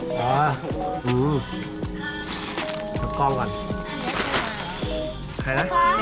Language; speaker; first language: Thai; native; Thai